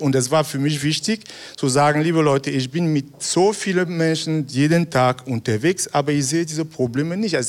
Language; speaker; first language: German; non-native, fluent; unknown